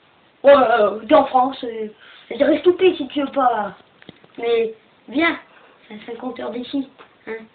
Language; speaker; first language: French; native; French